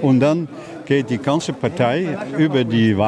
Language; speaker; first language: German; non-native, learner; Dutch